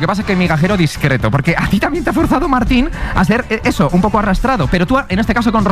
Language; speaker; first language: Spanish; native; Spanish